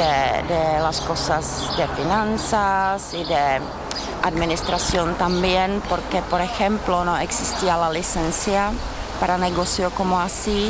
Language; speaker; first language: Spanish; non-native, fluent; Czech